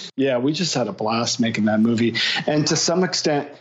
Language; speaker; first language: English; native; English